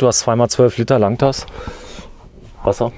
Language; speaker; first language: German; native; German